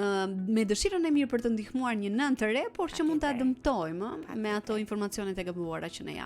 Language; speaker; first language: Albanian; native; Albanian